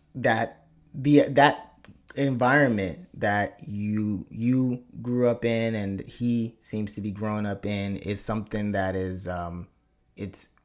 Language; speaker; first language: English; early bilingual, other home language; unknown